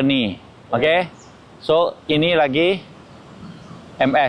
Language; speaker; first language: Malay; non-native, local second language; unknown